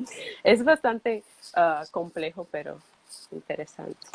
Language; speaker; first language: Spanish; early bilingual, heritage; Spanish